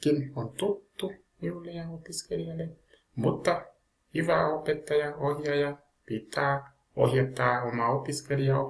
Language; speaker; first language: Finnish; non-native, learner; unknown